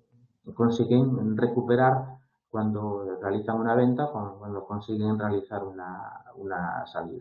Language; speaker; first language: Spanish; native; Spanish